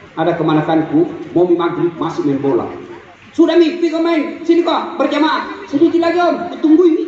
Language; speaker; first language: Indonesian; non-native, local second language; Buginese